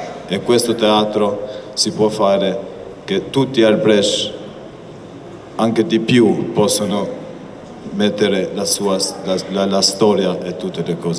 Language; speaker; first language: Italian; non-native, learner; Albanian